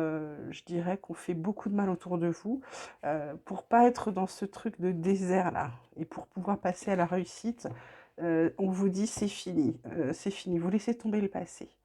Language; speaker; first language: French; native; French